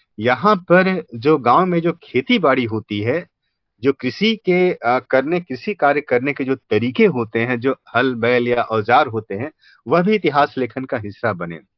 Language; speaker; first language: Hindi; native; Hindi